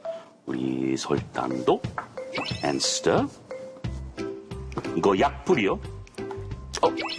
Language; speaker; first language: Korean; non-native, learner; English